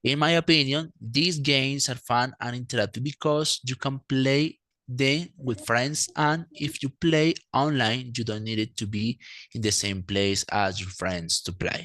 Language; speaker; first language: English; non-native, fluent; Spanish